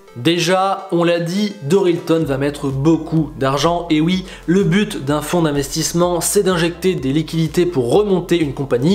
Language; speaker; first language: French; native; French